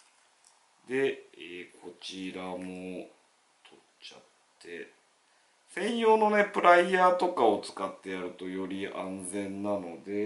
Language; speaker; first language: Japanese; native; Japanese